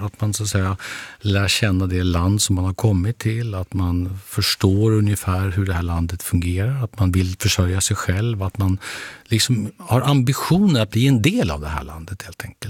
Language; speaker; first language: Swedish; native; Swedish